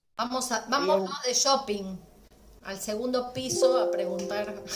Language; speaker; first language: Spanish; native; Spanish